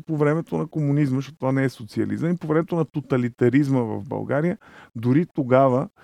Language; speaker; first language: Bulgarian; native; Bulgarian